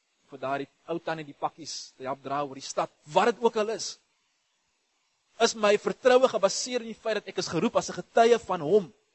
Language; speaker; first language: Afrikaans; native; Afrikaans